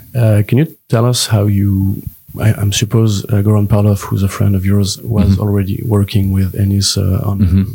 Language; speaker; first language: English; non-native, fluent; French